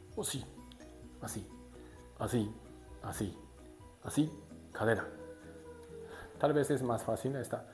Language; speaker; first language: Spanish; non-native, learner; Japanese